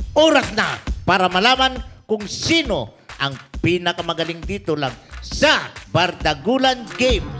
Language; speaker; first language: Filipino; native; Filipino